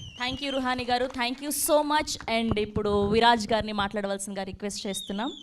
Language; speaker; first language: Telugu; native; Telugu